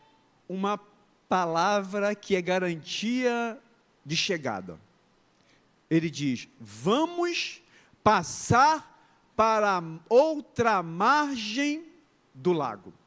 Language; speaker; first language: Portuguese; native; Portuguese